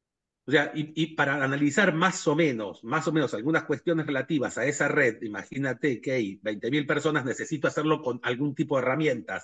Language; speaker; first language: Spanish; native; Spanish